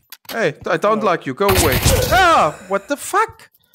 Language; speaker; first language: English; non-native, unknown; German